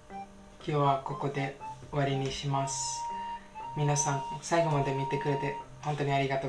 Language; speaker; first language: Japanese; non-native, learner; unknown